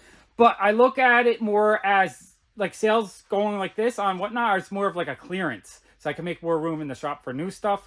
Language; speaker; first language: English; native; English